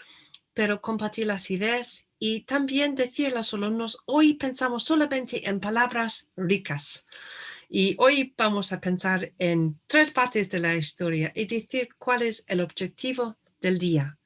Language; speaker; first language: Spanish; non-native, fluent; English